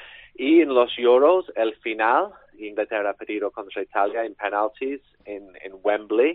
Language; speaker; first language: Spanish; non-native, learner; English